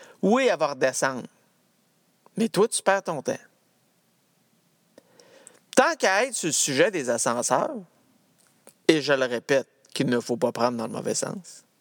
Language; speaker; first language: French; native; French